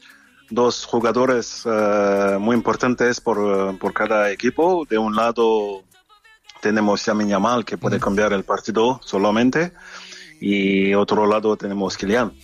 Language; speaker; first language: Spanish; non-native, fluent; French